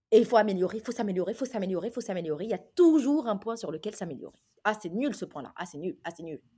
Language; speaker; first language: French; early bilingual, other home language; Arabic